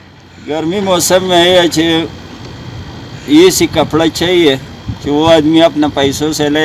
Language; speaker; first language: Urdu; non-native, local second language; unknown